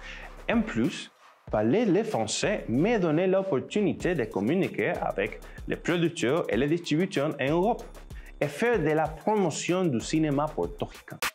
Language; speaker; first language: French; non-native, learner; Spanish